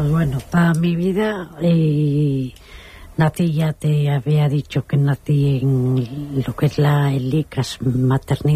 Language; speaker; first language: Spanish; native; Spanish